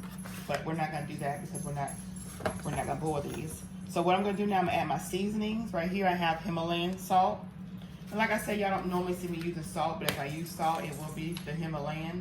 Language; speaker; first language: English; native; English